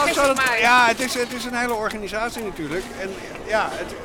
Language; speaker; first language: Dutch; native; Dutch